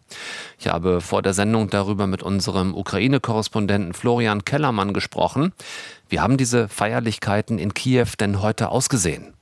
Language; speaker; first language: German; native; German